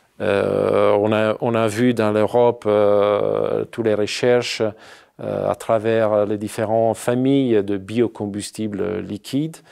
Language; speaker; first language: French; non-native, fluent; Italian